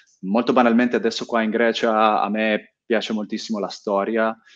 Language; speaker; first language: Italian; native; Italian